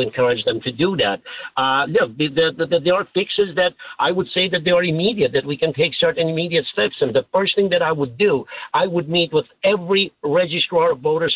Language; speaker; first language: English; non-native, fluent; Albanian